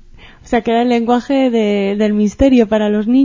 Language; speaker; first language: Spanish; native; Spanish